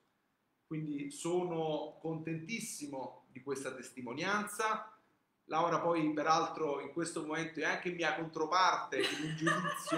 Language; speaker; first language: Italian; native; Italian